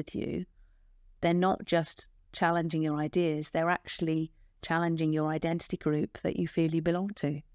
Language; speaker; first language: English; native; English